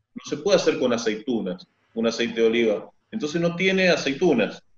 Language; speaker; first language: Spanish; native; Spanish